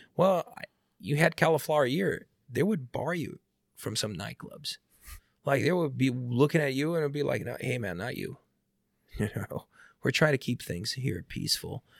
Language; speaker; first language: English; non-native, fluent; Portuguese